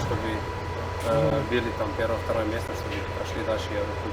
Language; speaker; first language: Russian; non-native, learner; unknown